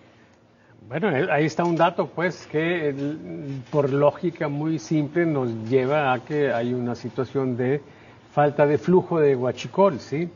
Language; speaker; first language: Spanish; native; Spanish